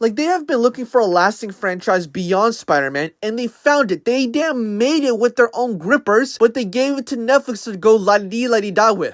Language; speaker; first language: English; native; English